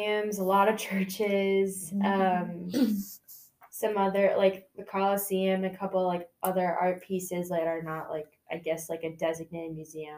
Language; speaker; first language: English; native; English